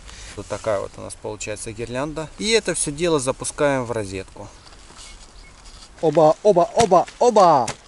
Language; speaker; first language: Russian; native; Russian